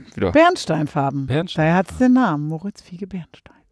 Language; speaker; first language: German; native; German